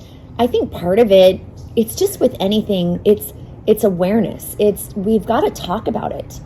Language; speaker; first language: English; native; English